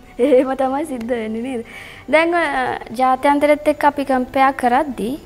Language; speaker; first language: Sinhala; native; Sinhala